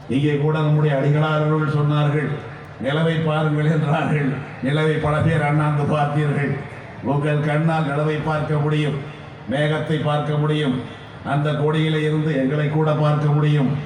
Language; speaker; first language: Tamil; native; Tamil